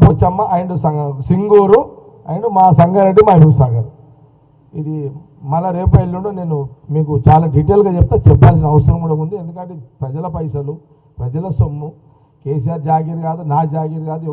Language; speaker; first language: Telugu; native; Telugu